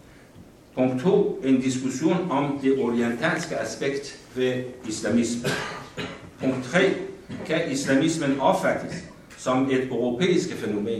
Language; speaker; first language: Danish; non-native, fluent; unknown